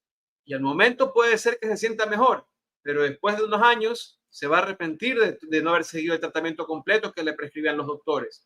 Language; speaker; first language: Spanish; native; Spanish